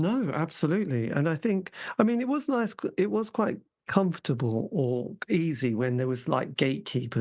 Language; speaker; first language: English; native; English